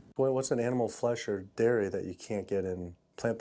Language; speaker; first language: English; native; English